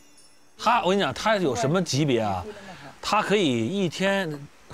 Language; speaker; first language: Chinese; native; Chinese